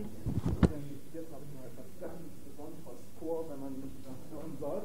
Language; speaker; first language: German; native; German